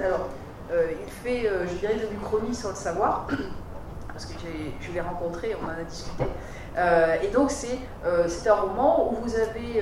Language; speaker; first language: French; native; French